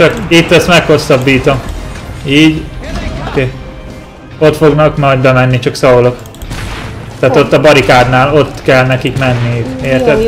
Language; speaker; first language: Hungarian; native; Hungarian